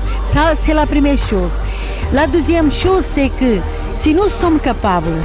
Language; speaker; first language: French; non-native, fluent; Portuguese